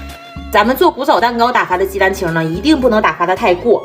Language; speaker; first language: Chinese; native; Chinese